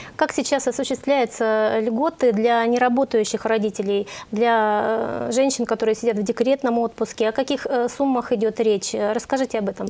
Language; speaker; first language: Russian; native; Russian